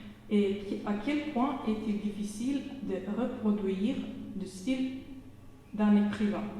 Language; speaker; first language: French; non-native, fluent; Serbian